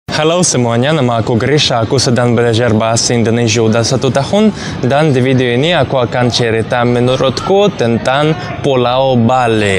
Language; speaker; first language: Indonesian; non-native, learner; Russian